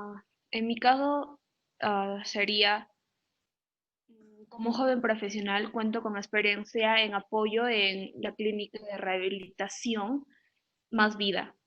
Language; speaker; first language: Spanish; native; Spanish